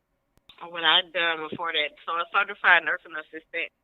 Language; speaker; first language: English; native; English